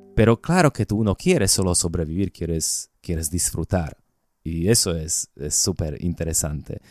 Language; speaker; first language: Spanish; non-native, fluent; Slovak